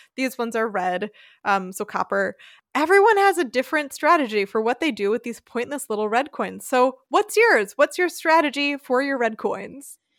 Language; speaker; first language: English; native; English